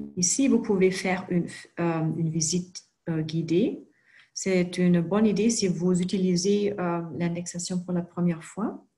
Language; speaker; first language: French; non-native, fluent; German